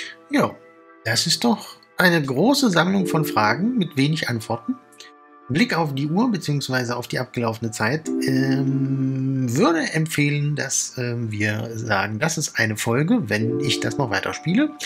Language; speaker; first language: German; native; German